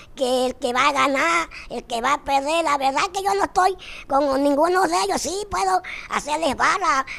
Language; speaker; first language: Spanish; native; Spanish